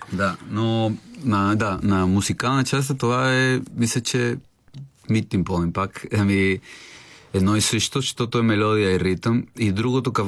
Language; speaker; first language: Bulgarian; non-native, learner; Spanish